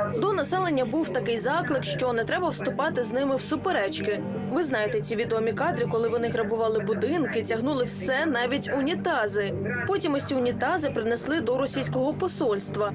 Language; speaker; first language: Ukrainian; non-native, fluent; Georgian